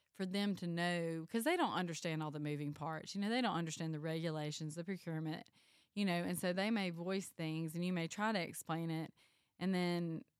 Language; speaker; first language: English; native; English